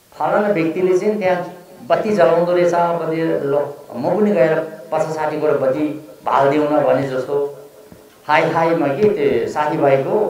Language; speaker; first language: Nepali; non-native, local second language; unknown